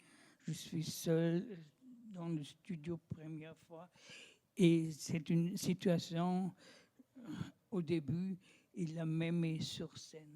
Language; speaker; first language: French; non-native, learner; German